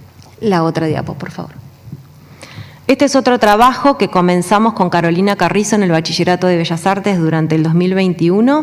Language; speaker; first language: Spanish; native; Spanish